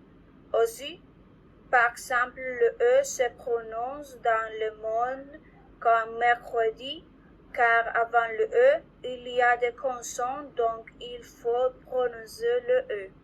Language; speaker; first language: French; non-native, learner; Spanish